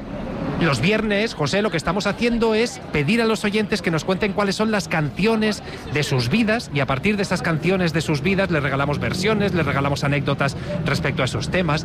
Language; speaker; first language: Spanish; native; Spanish